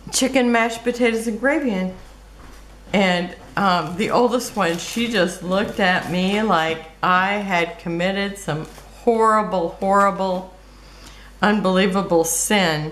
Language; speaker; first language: English; native; English